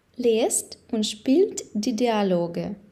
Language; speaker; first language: German; non-native, fluent; Ukrainian